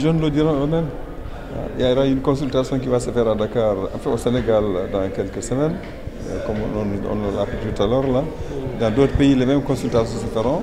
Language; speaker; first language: French; non-native, local second language; Wolof